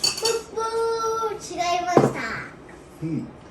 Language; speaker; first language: Japanese; non-native, fluent; Thai